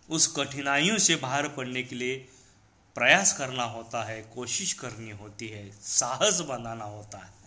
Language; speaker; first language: Hindi; non-native, local second language; Marathi